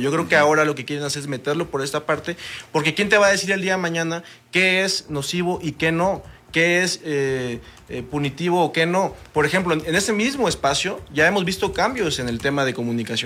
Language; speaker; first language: Spanish; native; Spanish